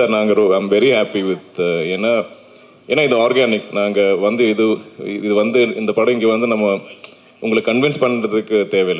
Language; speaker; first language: Tamil; non-native, local second language; Malayalam